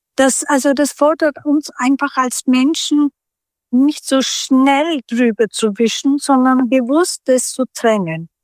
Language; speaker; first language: German; early bilingual, other home language; Turkish